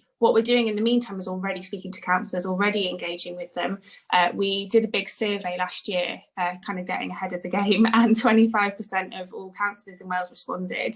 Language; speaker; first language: English; native; English